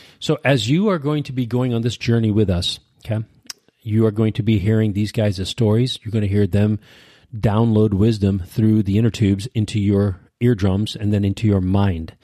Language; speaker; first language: English; early bilingual, other home language; Urdu